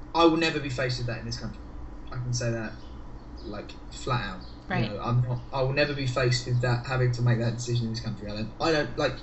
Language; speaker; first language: English; native; English